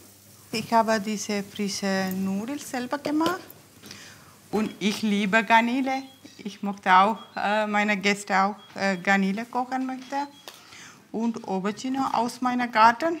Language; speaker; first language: German; non-native, learner; Tamil